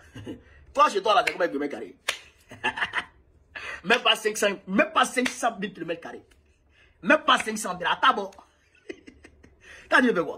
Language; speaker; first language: French; non-native, local second language; Bambara